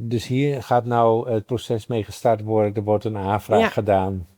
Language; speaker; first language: Dutch; native; Dutch